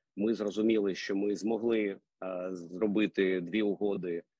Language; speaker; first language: Ukrainian; non-native, local second language; Russian